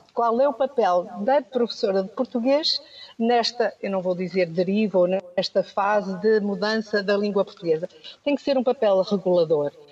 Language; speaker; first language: Portuguese; native; Portuguese